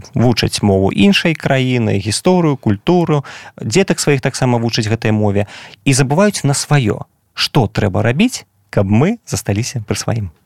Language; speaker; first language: Belarusian; non-native, local second language; Russian